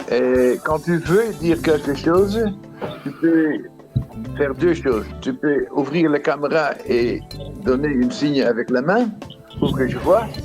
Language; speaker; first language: French; non-native, fluent; Dutch